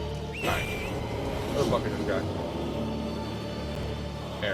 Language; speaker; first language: English; native; English